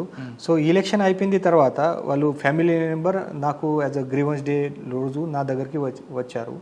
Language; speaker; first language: Telugu; non-native, learner; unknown